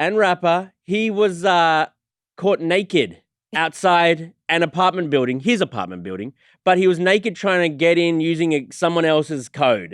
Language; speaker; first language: English; native; English